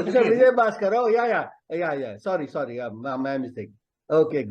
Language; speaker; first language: English; non-native, local second language; Telugu